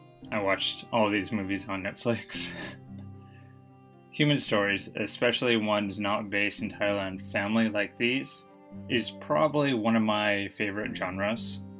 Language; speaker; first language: English; native; English